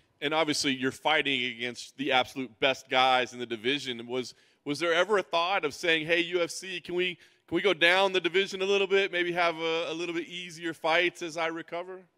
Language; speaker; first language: English; native; English